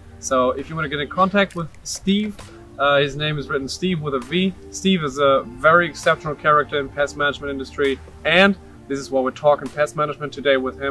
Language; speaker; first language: English; non-native, fluent; German